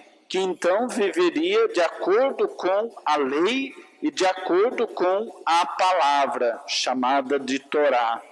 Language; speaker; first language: Portuguese; native; Portuguese